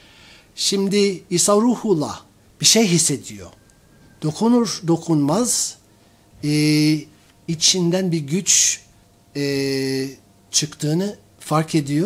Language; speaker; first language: Turkish; non-native, fluent; English